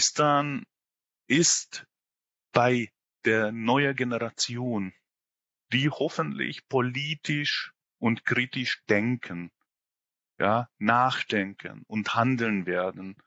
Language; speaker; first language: German; non-native, fluent; Hungarian